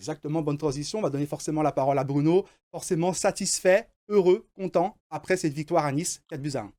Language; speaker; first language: French; native; French